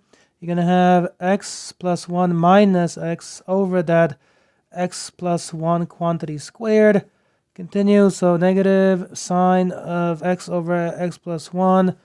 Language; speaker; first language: English; native; English